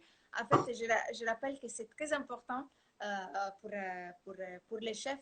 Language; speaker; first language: French; non-native, fluent; Italian